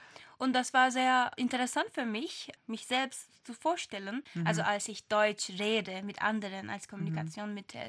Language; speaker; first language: German; non-native, fluent; Turkish